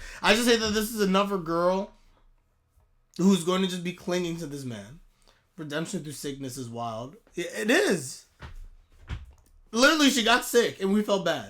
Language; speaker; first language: English; native; English